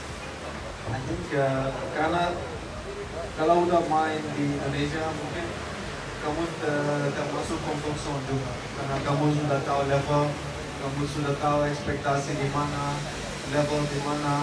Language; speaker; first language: Indonesian; non-native, fluent; Dutch